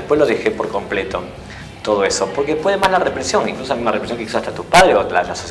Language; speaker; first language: Spanish; native; Spanish